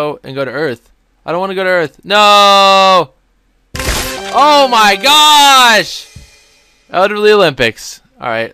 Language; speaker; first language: English; native; English